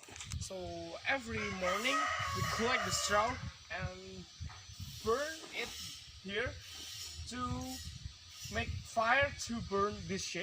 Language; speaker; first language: English; non-native, fluent; Indonesian